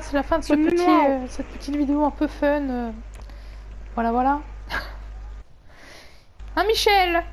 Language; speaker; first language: French; native; French